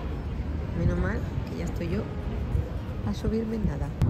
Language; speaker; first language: Spanish; native; Spanish